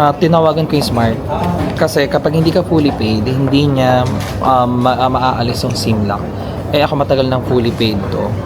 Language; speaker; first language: Filipino; native; Filipino